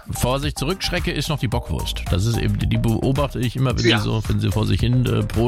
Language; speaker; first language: German; native; German